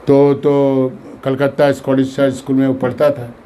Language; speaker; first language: Hindi; non-native, local second language; Bangla